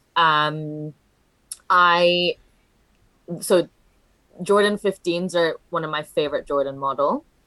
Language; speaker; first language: English; non-native, fluent; Italian